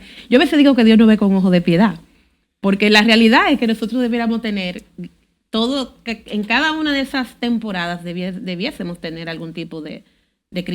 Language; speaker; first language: Spanish; native; Spanish